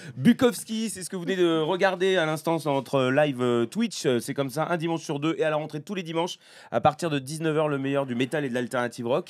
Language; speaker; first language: French; native; French